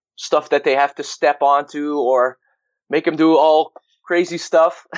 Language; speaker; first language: English; non-native, fluent; Dutch